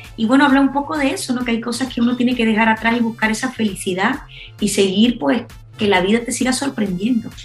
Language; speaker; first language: Spanish; native; Spanish